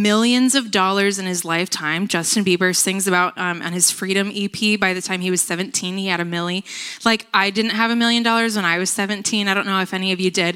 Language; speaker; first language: English; native; English